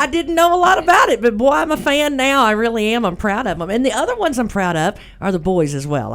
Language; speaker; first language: English; native; English